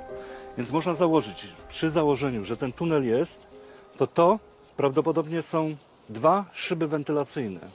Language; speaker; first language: Polish; native; Polish